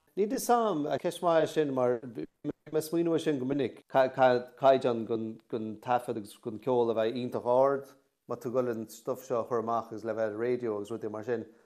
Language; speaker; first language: Irish; native; Irish